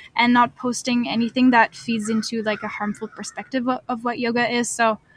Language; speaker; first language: English; non-native, fluent; French